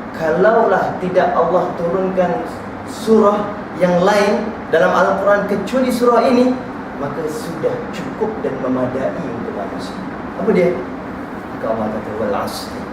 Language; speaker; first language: Malay; native; Malay